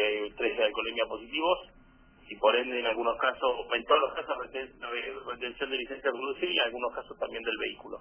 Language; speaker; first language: Spanish; native; Spanish